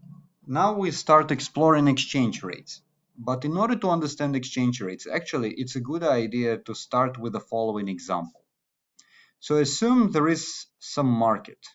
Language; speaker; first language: English; non-native, fluent; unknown